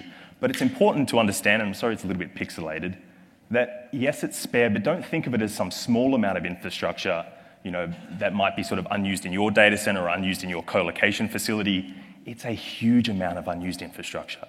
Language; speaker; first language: English; native; English